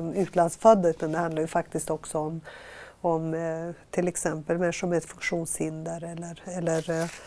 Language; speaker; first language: Swedish; native; Swedish